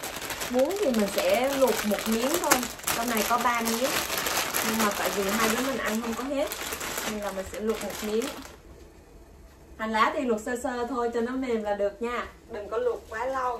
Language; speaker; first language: Vietnamese; native; Vietnamese